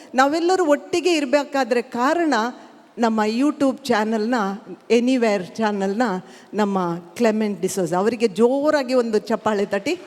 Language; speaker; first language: Kannada; native; Kannada